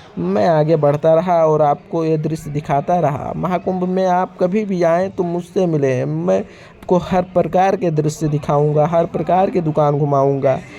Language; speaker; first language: Hindi; native; Hindi